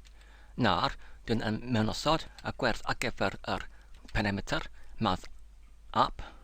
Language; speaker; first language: Welsh; non-native, learner; English